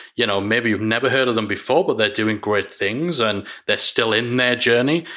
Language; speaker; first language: English; native; English